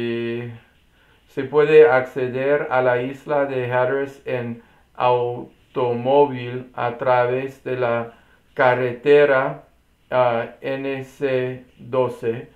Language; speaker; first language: Spanish; non-native, learner; English